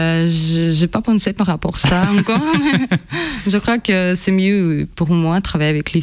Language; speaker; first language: French; non-native, learner; Russian